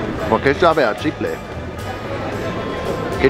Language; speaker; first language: Spanish; non-native, fluent; German